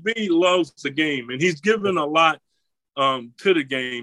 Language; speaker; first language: English; native; English